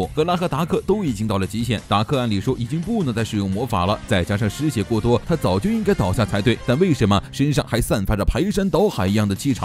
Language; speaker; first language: Chinese; native; Chinese